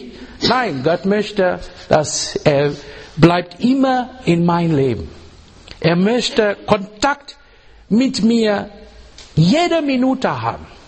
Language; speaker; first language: German; non-native, learner; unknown